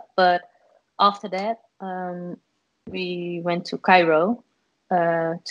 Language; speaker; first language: English; non-native, fluent; Dutch